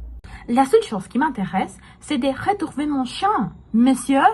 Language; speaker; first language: French; non-native, learner; Spanish